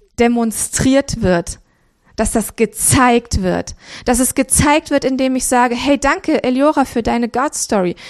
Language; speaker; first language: German; early bilingual, other home language; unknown